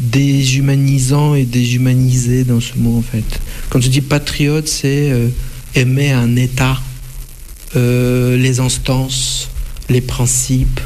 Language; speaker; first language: French; non-native, fluent; Russian